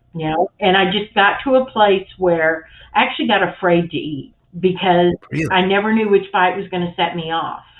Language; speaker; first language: English; native; English